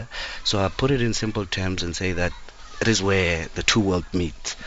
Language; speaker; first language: English; non-native, local second language; Xhosa